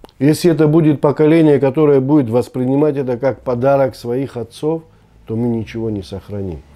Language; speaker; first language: Russian; non-native, local second language; Abkhazian